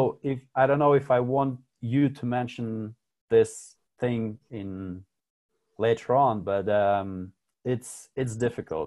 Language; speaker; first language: English; non-native, fluent; Russian